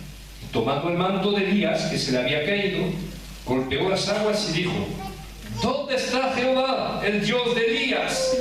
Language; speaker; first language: Spanish; early bilingual, heritage; French